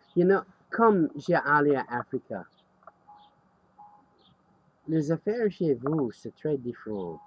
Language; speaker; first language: French; non-native, learner; English